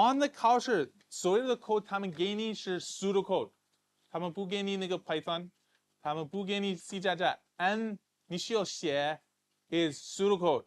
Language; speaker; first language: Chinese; non-native, fluent; English